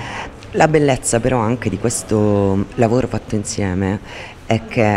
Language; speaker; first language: Italian; native; Italian